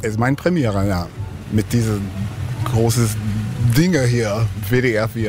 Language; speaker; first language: German; non-native, learner; English